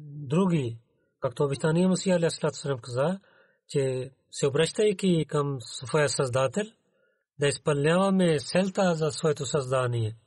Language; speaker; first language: Bulgarian; non-native, learner; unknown